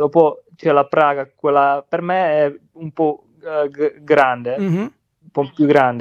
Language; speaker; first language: Italian; non-native, learner; Czech